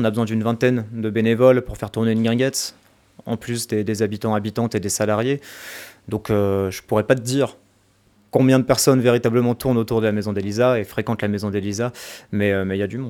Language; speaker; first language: French; native; French